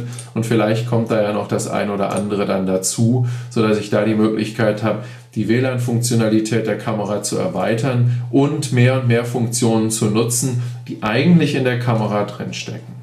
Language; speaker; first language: German; native; German